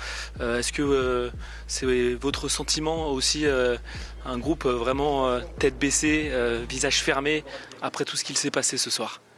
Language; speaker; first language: French; native; French